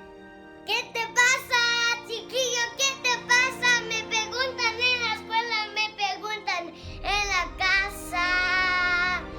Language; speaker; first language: Spanish; early bilingual, heritage; English